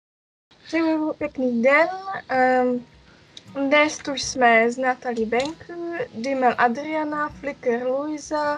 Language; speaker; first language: Czech; early bilingual, heritage; Czech